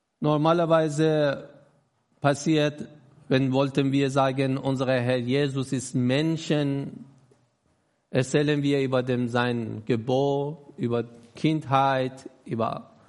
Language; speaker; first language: German; non-native, learner; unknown